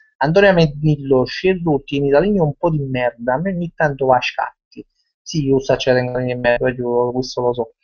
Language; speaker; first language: Italian; native; Italian